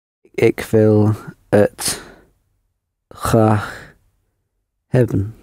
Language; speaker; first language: Dutch; non-native, learner; English